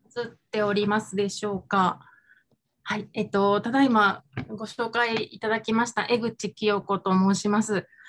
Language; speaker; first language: Japanese; native; Japanese